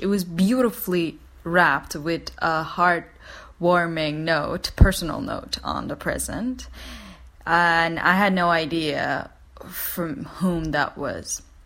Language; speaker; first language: English; non-native, fluent; Persian